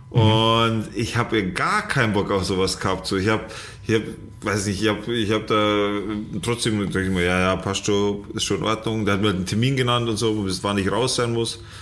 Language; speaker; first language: German; early bilingual, other home language; Polish